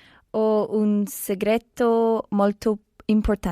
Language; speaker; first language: Italian; non-native, learner; English